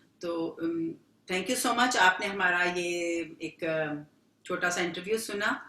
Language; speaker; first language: Urdu; native; Urdu